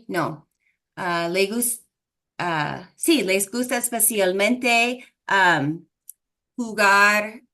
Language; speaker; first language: Spanish; non-native, fluent; English